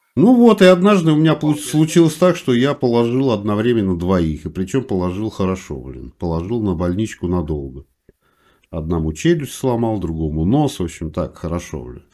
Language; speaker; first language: Russian; non-native, local second language; Uzbek